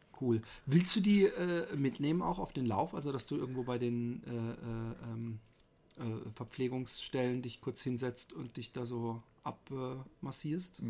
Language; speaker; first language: German; native; German